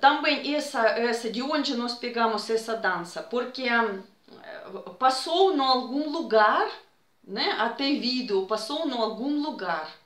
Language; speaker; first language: Portuguese; non-native, fluent; Russian